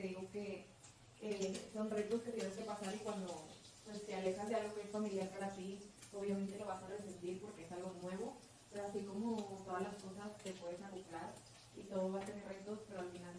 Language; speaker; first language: Spanish; early bilingual, heritage; Spanish